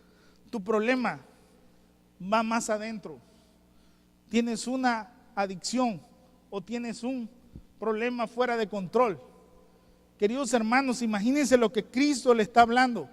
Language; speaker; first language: Spanish; native; Spanish